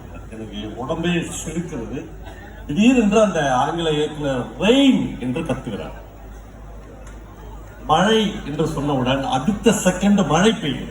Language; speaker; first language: Tamil; native; Tamil